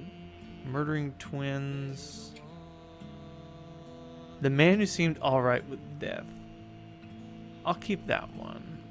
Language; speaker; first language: English; native; English